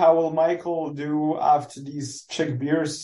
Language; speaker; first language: English; non-native, fluent; Czech